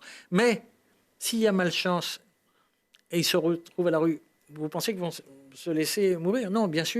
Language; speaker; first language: French; native; French